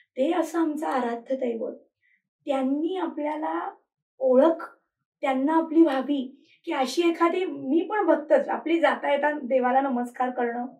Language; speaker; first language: Marathi; native; Marathi